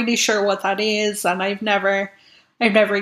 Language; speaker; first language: English; native; English